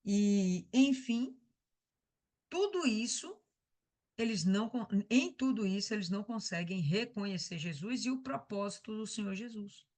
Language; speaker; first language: Portuguese; native; Portuguese